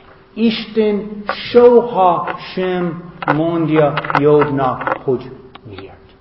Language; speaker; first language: Hungarian; non-native, fluent; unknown